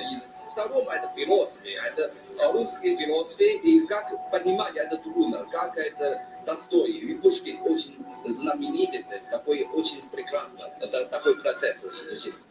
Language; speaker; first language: Russian; non-native, fluent; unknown